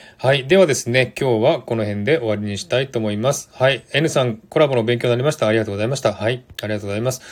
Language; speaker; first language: Japanese; native; Japanese